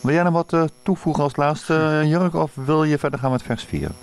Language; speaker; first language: Dutch; native; Dutch